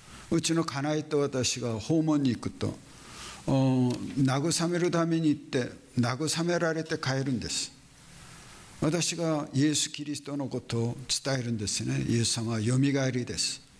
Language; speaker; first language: Japanese; non-native, fluent; Korean